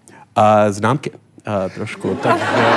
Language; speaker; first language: Czech; non-native, learner; English